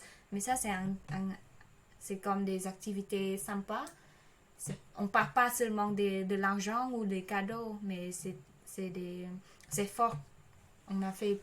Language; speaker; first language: French; non-native, learner; Khmer